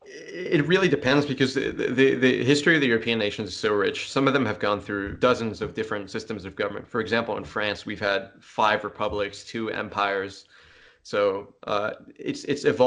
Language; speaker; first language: English; non-native, fluent; French